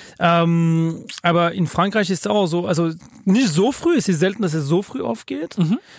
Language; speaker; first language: German; non-native, fluent; French